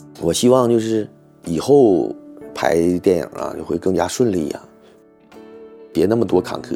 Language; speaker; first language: Chinese; native; Chinese